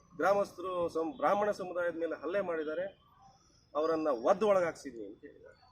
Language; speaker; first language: Kannada; native; Kannada